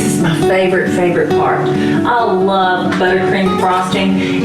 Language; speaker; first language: English; native; English